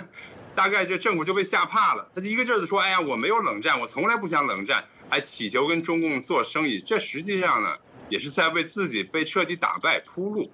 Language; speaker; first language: Chinese; native; Chinese